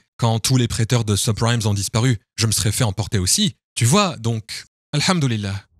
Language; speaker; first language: French; non-native, fluent; English